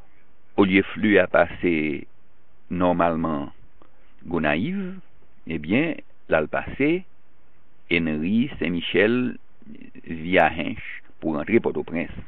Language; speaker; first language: French; non-native, local second language; Haitian Creole